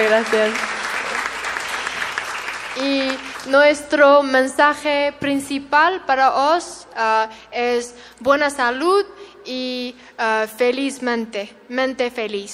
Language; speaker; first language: Spanish; non-native, learner; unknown